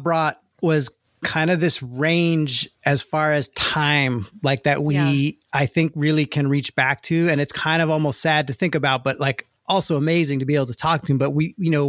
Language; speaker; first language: English; native; English